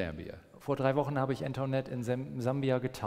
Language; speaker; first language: German; non-native, fluent; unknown